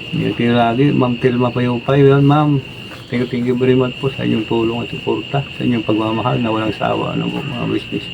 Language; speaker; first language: Filipino; non-native, local second language; Cebuano